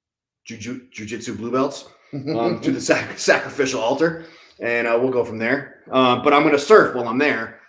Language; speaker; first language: English; native; English